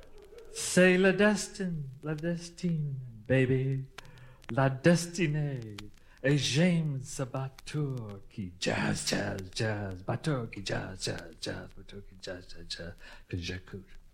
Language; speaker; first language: French; non-native, learner; English